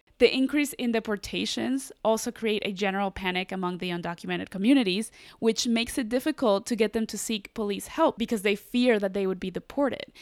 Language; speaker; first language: English; early bilingual, other home language; Spanish